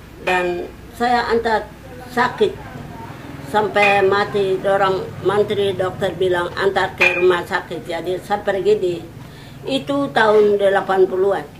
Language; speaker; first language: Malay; non-native, local second language; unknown